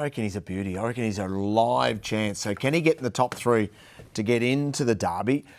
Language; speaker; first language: English; native; English